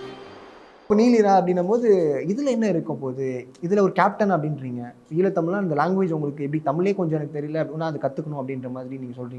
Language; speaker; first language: Tamil; native; Tamil